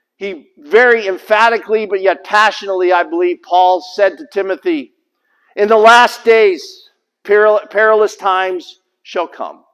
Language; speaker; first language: English; native; English